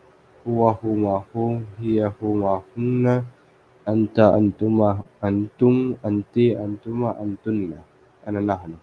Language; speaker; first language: Arabic; non-native, learner; Filipino